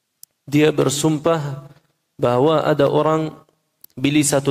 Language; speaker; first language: Indonesian; non-native, fluent; Arabic